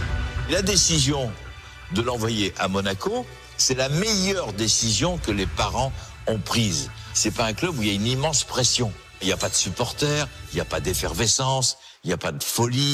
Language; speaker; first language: French; native; French